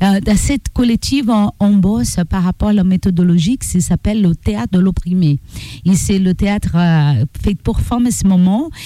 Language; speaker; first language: French; non-native, learner; Portuguese